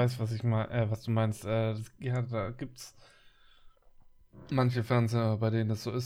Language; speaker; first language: German; native; German